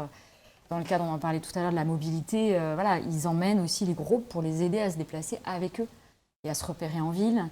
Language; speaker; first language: French; native; French